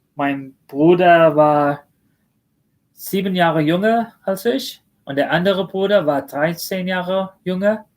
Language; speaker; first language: German; early bilingual, other home language; English